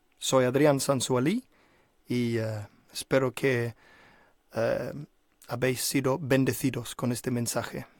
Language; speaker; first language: Spanish; non-native, fluent; English